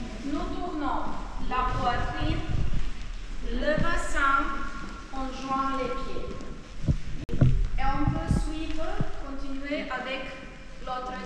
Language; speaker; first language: French; non-native, fluent; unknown